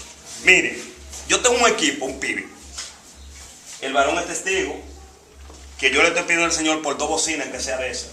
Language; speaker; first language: Spanish; native; Spanish